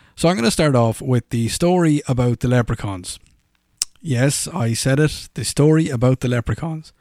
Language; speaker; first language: English; native; English